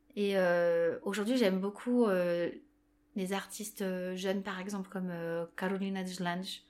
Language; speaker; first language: French; native; French